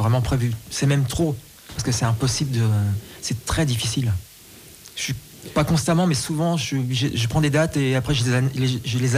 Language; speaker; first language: French; native; French